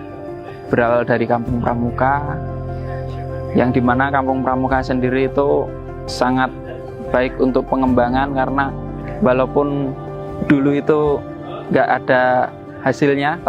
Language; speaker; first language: Indonesian; non-native, local second language; Javanese